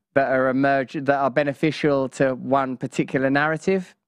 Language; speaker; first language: English; native; English